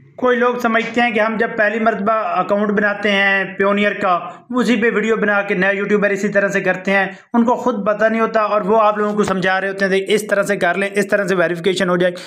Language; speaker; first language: Urdu; non-native, local second language; Punjabi